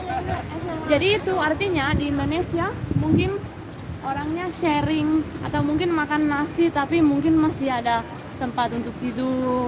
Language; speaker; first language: Indonesian; non-native, fluent; Spanish